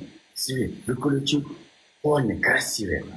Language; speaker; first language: Russian; non-native, learner; Uzbek